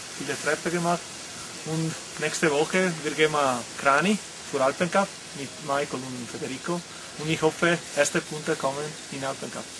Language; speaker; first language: German; non-native, learner; Italian